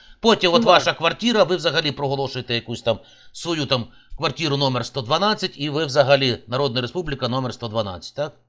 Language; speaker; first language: Ukrainian; native; Ukrainian